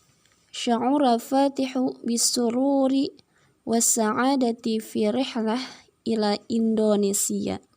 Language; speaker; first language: Arabic; non-native, learner; Indonesian